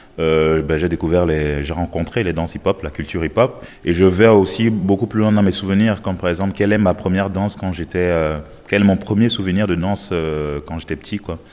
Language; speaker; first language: French; non-native, local second language; Basaa